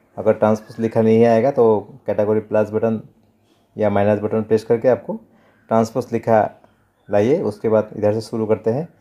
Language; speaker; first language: Hindi; non-native, local second language; Bangla